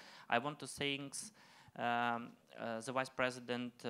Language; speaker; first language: English; non-native, learner; Ukrainian